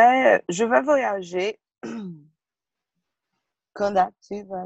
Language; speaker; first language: French; non-native, learner; Portuguese